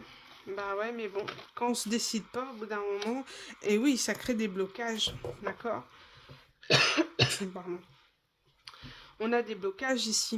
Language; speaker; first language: French; native; French